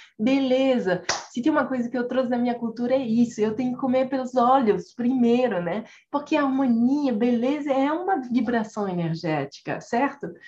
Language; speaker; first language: Portuguese; non-native, fluent; French